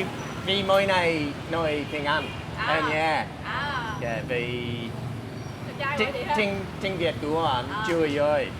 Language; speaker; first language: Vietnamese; non-native, learner; English